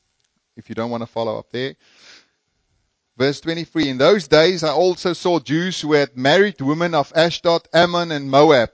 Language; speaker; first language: English; non-native, local second language; Afrikaans